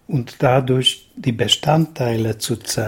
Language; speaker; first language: German; non-native, fluent; Hungarian